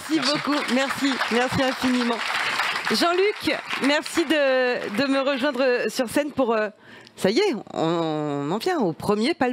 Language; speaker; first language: French; native; French